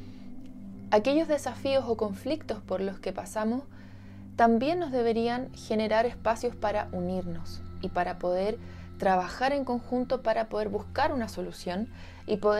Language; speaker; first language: Spanish; native; Spanish